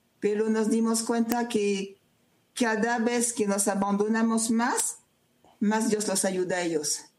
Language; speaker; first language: Spanish; non-native, fluent; French